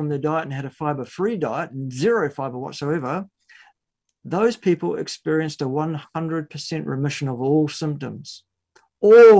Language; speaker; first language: English; native; English